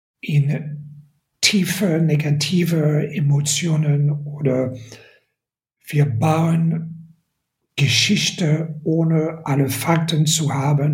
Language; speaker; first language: German; non-native, fluent; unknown